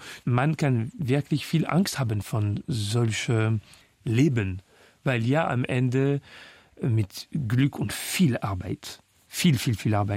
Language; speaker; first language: German; non-native, fluent; French